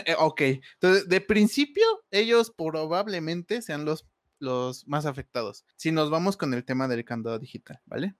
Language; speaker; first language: Spanish; native; Spanish